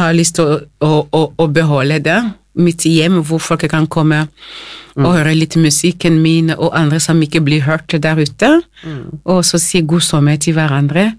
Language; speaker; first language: Norwegian; non-native, fluent; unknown